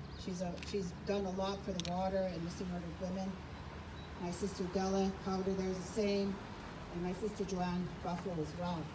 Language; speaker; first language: English; native; English